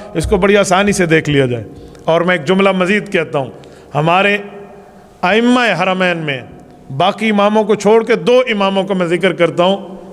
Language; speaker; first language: Urdu; non-native, local second language; Saraiki